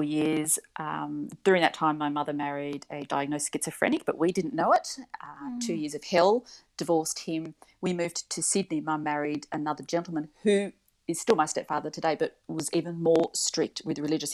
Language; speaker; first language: English; native; English